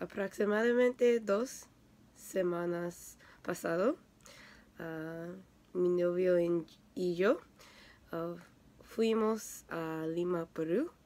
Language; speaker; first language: Spanish; non-native, learner; English